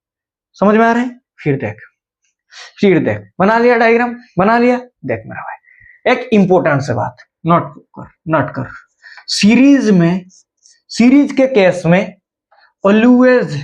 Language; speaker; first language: Hindi; non-native, local second language; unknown